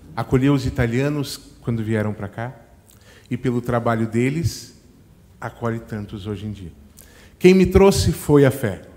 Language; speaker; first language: Portuguese; native; Portuguese